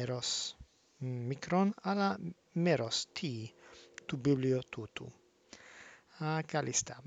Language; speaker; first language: Greek; non-native, fluent; English